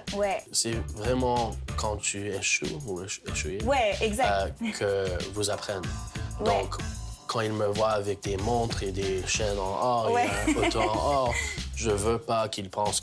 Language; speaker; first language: French; non-native, local second language; English